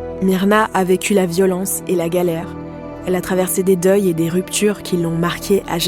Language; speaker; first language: French; native; French